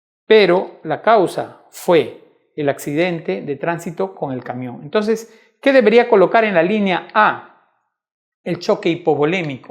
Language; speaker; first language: Spanish; native; Spanish